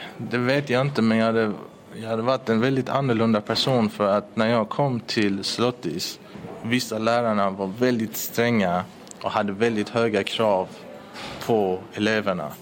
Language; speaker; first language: Swedish; early bilingual, other home language; Persian